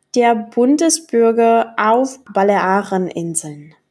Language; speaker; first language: German; non-native, fluent; Czech